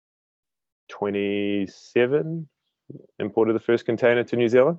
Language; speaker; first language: English; native; English